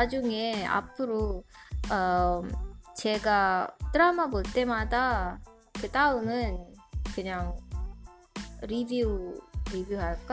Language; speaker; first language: Korean; non-native, learner; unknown